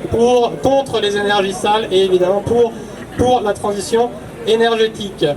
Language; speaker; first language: French; native; French